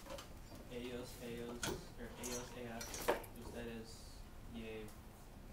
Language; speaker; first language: Spanish; non-native, learner; English